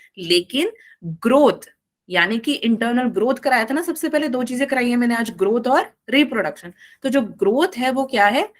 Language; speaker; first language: Hindi; non-native, local second language; Malayalam